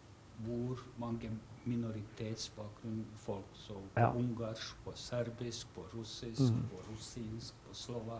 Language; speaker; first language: Norwegian; non-native, fluent; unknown